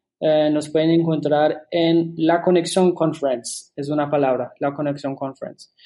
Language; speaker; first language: Spanish; non-native, fluent; German